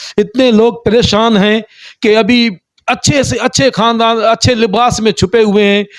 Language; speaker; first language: Urdu; non-native, local second language; Sindhi